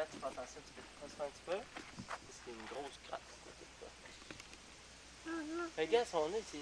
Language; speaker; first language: French; native; French